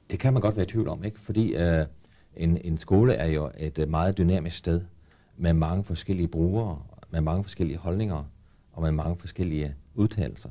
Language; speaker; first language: Danish; native; Danish